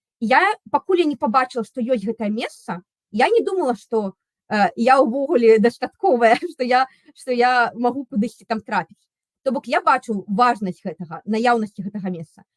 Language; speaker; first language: Belarusian; non-native, local second language; Russian